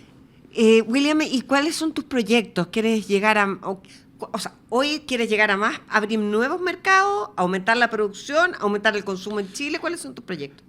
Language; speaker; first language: Spanish; native; Spanish